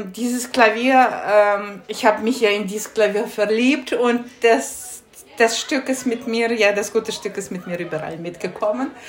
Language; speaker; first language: German; non-native, fluent; Russian